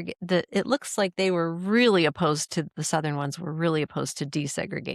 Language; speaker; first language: English; native; English